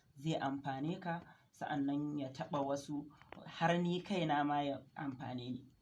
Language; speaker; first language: Hausa; non-native, local second language; Fula